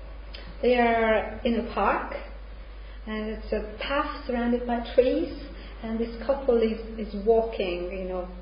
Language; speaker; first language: English; non-native, fluent; Hungarian